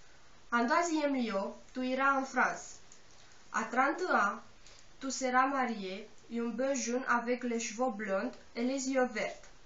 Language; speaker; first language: French; non-native, learner; Romanian